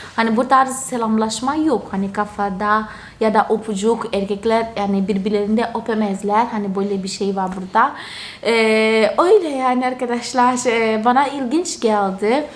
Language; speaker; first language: Turkish; non-native, fluent; Portuguese